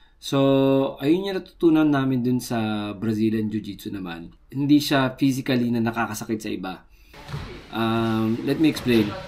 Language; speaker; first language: Filipino; native; Filipino